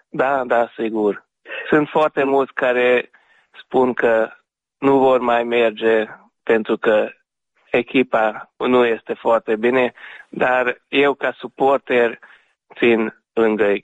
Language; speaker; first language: Romanian; non-native, local second language; Hungarian